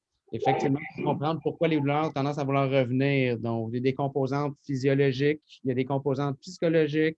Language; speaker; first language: French; native; French